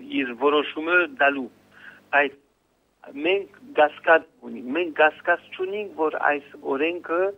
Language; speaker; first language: Armenian; early bilingual, heritage; Armenian